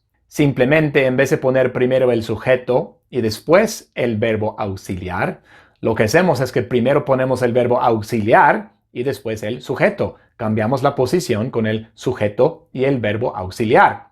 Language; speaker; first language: Spanish; non-native, fluent; English